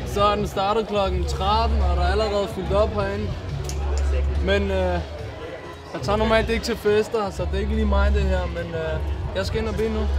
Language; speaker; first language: Danish; early bilingual, other home language; Turkish